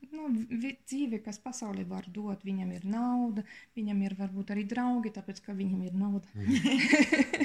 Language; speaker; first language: Latvian; non-native, learner; German